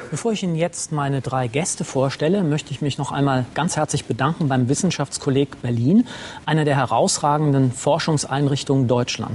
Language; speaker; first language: German; native; German